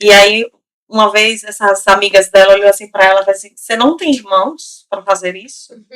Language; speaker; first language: Portuguese; native; Portuguese